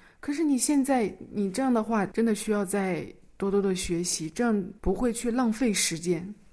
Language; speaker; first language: Chinese; native; Chinese